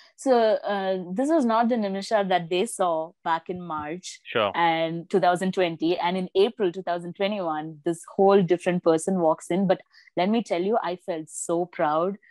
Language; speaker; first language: English; non-native, local second language; Malayalam